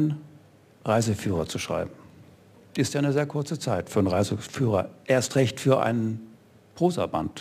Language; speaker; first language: German; native; German